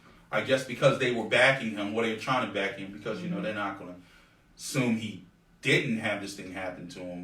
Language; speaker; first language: English; native; English